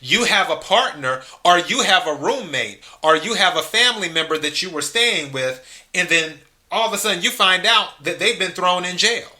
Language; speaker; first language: English; native; English